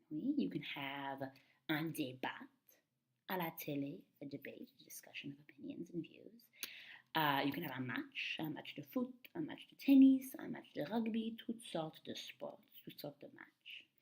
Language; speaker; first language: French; non-native, fluent; English